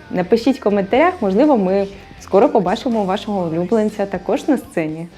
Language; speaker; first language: Ukrainian; native; Ukrainian